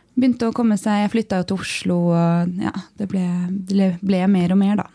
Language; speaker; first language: Norwegian; native; Norwegian